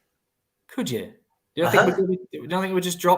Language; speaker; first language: English; native; English